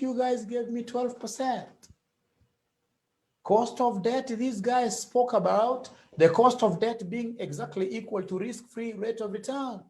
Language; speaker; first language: English; non-native, local second language; Swahili